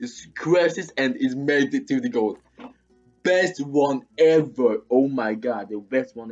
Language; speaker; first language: English; non-native, fluent; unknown